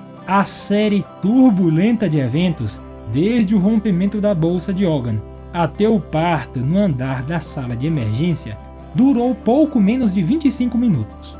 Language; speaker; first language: Portuguese; native; Portuguese